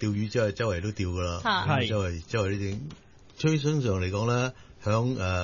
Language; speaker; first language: Cantonese; native; Cantonese